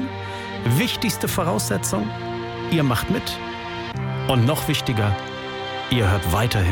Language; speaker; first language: German; native; German